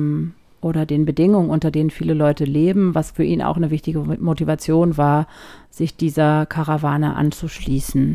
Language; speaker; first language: German; native; German